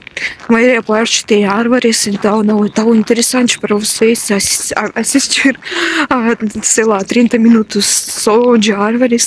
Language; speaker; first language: Portuguese; non-native, learner; Russian